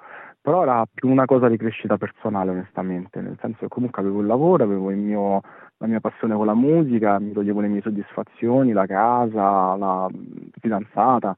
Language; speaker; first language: Italian; native; Italian